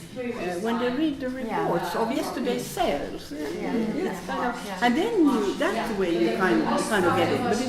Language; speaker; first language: English; non-native, fluent; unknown